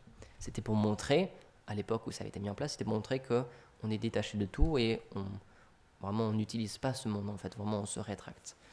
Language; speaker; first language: French; native; French